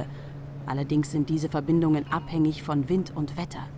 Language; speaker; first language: German; native; German